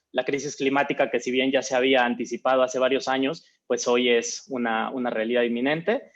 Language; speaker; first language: Spanish; native; Spanish